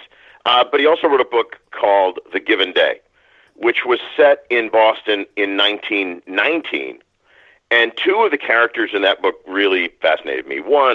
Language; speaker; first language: English; native; English